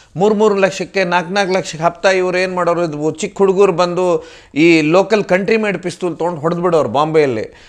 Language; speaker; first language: Kannada; non-native, local second language; Tulu